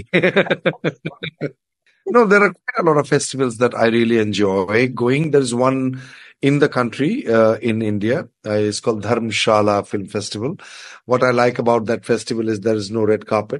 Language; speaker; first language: English; non-native, local second language; Assamese